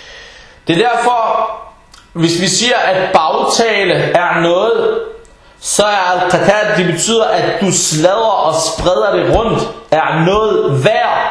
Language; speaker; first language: Danish; early bilingual, other home language; Arabic